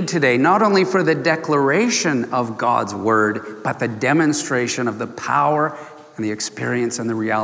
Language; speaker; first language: English; native; English